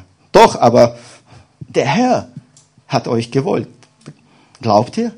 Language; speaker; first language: German; non-native, fluent; Russian